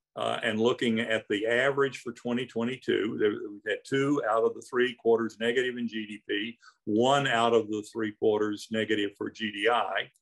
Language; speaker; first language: English; native; English